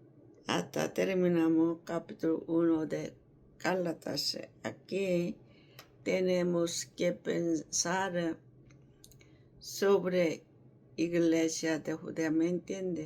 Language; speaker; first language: Spanish; non-native, learner; Korean